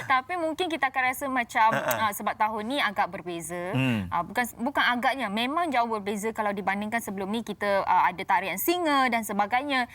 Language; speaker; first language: Malay; non-native, local second language; Chinese